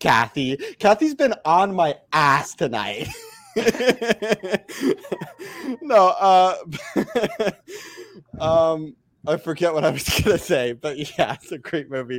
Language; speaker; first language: English; native; English